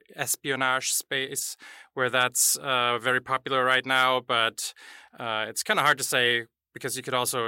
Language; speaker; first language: English; non-native, fluent; German